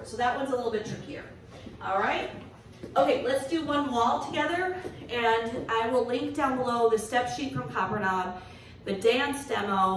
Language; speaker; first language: English; native; English